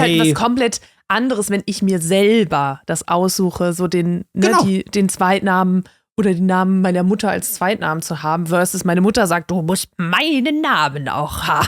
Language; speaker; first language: German; native; German